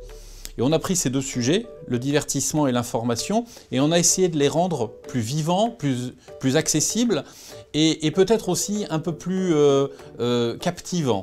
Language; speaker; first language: French; native; French